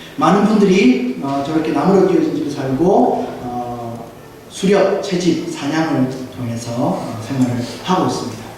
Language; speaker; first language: Korean; native; Korean